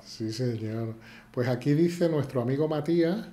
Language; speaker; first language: Spanish; native; Spanish